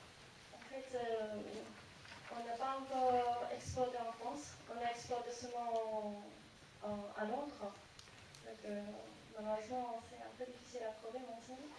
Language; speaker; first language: French; non-native, fluent; Japanese